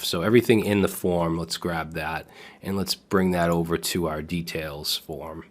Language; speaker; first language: English; native; English